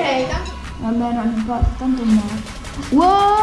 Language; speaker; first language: Italian; native; Italian